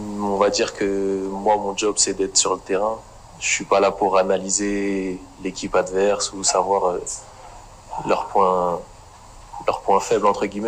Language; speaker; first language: French; native; French